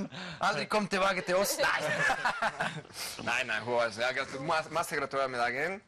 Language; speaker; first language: Norwegian; non-native, fluent; Spanish